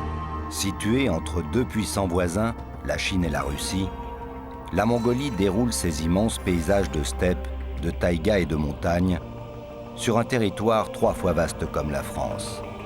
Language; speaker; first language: French; native; French